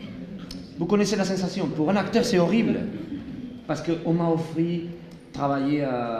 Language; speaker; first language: French; non-native, learner; Spanish